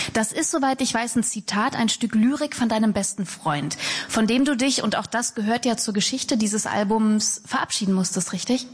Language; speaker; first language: German; native; German